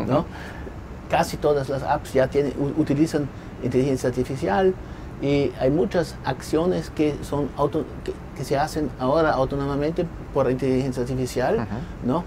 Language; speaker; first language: Spanish; non-native, fluent; German